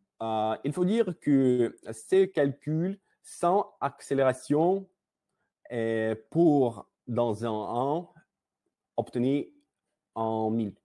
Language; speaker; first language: French; non-native, learner; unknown